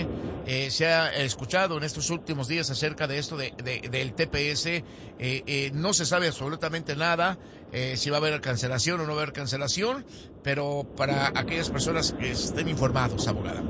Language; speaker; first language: Spanish; native; Spanish